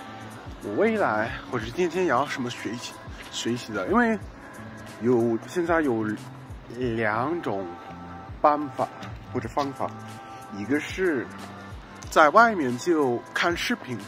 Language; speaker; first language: Chinese; non-native, fluent; English